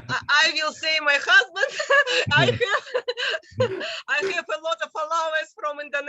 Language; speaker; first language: English; non-native, learner; Russian